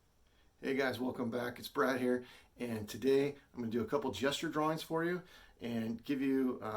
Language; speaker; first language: English; native; English